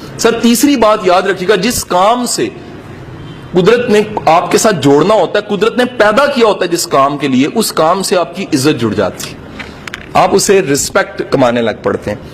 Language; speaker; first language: Urdu; non-native, local second language; Punjabi